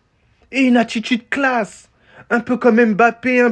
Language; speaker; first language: French; native; French